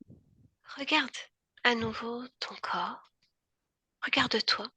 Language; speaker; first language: French; native; French